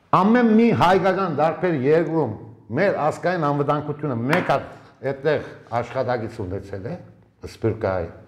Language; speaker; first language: Armenian; early bilingual, heritage; Armenian